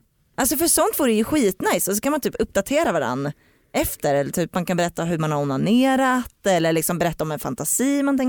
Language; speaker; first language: Swedish; native; Swedish